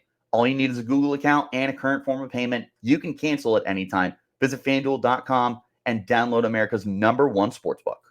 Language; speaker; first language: English; native; English